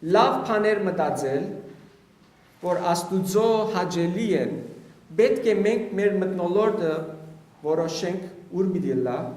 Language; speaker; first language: Armenian; early bilingual, heritage; Armenian